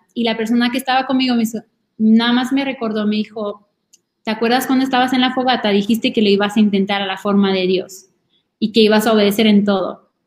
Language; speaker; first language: Spanish; non-native, fluent; French